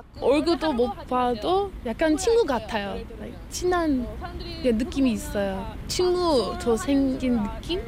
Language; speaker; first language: Korean; non-native, learner; English